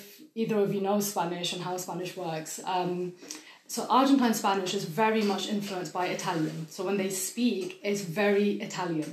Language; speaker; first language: English; non-native, fluent; German